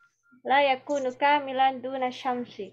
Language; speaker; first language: Arabic; non-native, fluent; Indonesian